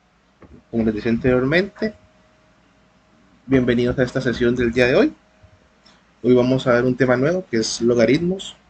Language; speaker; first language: Spanish; native; Spanish